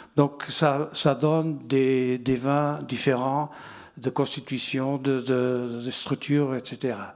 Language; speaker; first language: French; non-native, fluent; Portuguese